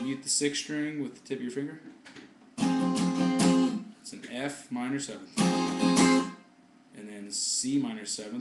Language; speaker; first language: English; native; English